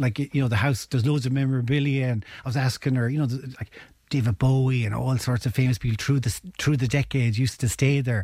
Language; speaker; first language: English; native; English